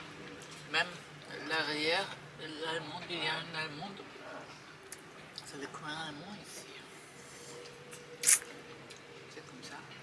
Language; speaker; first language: French; non-native, fluent; German